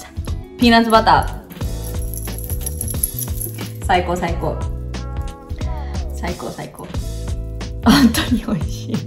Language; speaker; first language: Japanese; early bilingual, heritage; Japanese